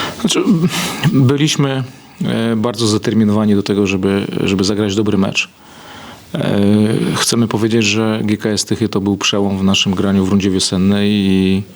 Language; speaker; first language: Polish; native; Polish